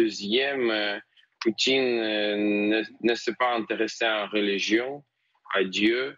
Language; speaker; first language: French; non-native, learner; Ukrainian